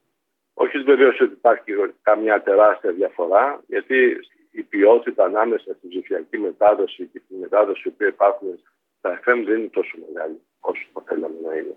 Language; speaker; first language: Greek; native; Greek